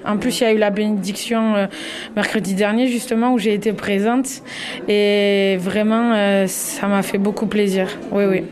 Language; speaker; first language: French; native; French